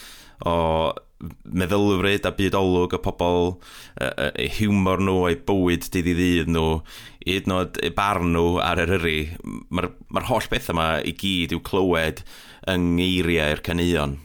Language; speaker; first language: Welsh; native; Welsh